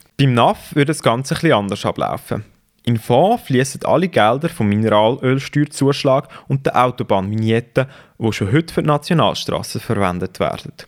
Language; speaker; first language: German; native; German